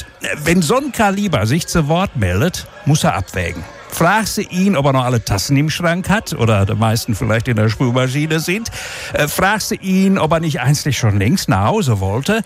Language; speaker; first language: German; native; German